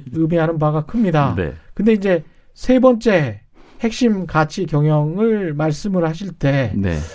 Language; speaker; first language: Korean; native; Korean